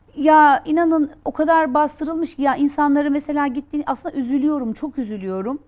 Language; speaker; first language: Turkish; native; Turkish